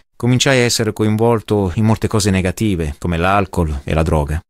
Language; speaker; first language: Italian; non-native, fluent; English